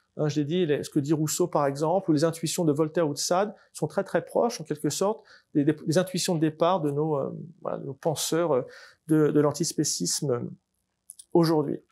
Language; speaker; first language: French; native; French